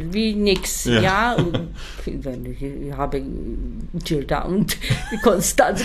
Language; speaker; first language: German; non-native, learner; Czech